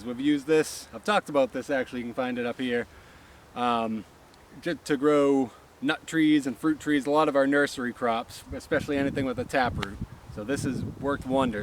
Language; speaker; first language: English; native; English